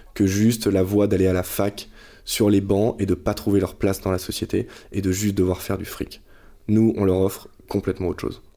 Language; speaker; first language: French; native; French